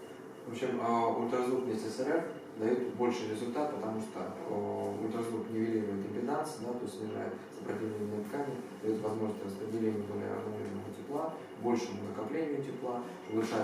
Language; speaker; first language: Russian; native; Russian